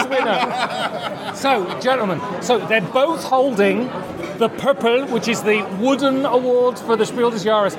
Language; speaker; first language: English; native; English